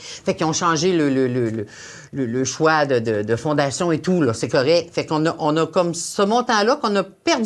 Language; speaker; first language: French; native; French